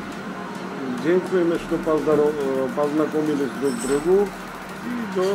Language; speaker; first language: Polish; non-native, learner; Russian